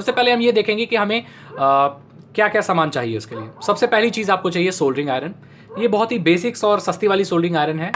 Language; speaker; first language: Hindi; native; Hindi